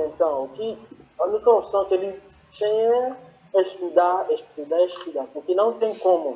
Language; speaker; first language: Portuguese; non-native, fluent; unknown